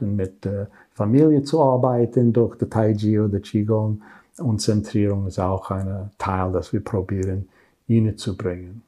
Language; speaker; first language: German; non-native, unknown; English